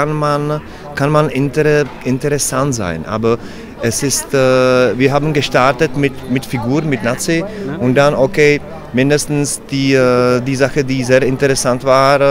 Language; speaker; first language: German; non-native, learner; Czech